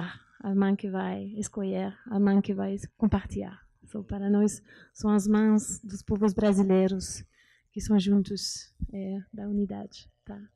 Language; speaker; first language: Portuguese; non-native, learner; French